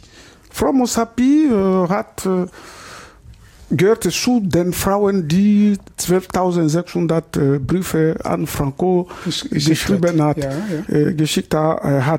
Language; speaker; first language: German; non-native, learner; Lingala